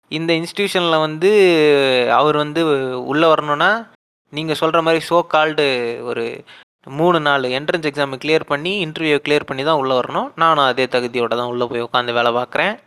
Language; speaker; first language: Tamil; native; Tamil